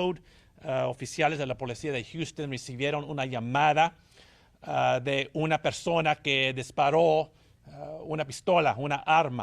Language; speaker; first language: Spanish; early bilingual, heritage; Spanish